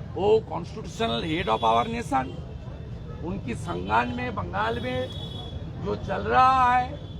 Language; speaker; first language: Hindi; non-native, local second language; Bangla